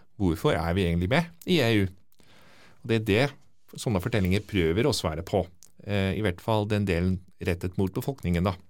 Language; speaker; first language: Norwegian; non-native, fluent; Dutch